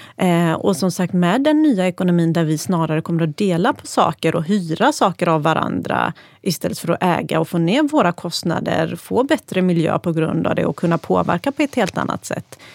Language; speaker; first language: Swedish; early bilingual, other home language; Persian